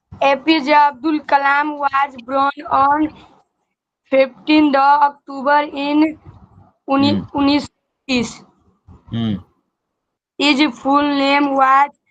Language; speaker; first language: English; non-native, learner; Hindi